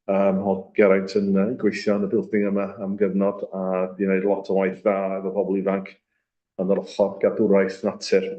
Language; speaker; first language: Welsh; native; Welsh